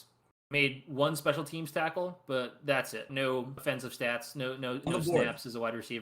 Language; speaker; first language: English; native; English